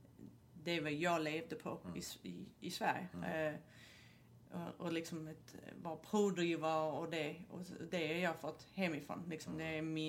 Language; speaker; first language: Swedish; non-native, fluent; English